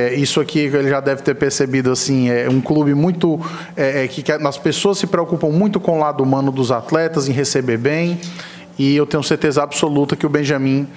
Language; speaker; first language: Portuguese; native; Portuguese